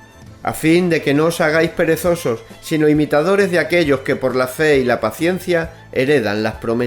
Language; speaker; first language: Spanish; native; Spanish